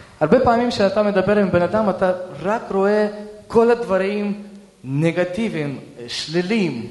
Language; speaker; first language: Hebrew; early bilingual, other home language; Russian